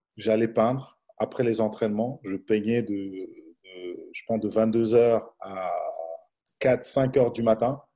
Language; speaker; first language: French; non-native, local second language; Lingala